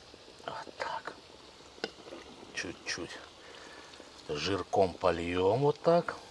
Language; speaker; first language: Russian; native; Russian